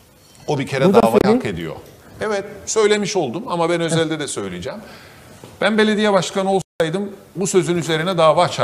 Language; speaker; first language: Turkish; native; Turkish